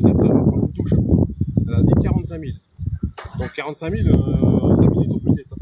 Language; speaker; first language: French; native; French